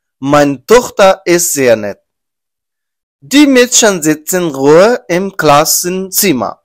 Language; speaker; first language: German; non-native, learner; Persian